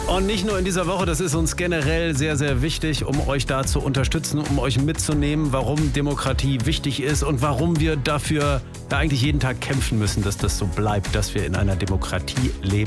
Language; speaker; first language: German; native; German